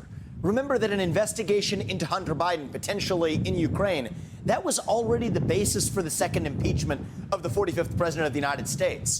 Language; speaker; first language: English; native; English